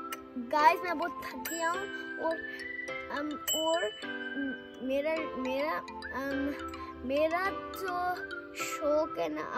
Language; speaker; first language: Hindi; early bilingual, heritage; Urdu